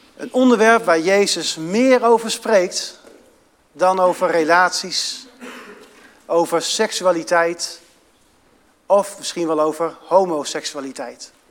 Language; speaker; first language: Dutch; native; Dutch